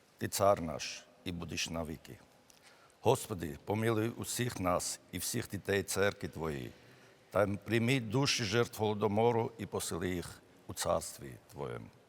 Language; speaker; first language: Ukrainian; native; Ukrainian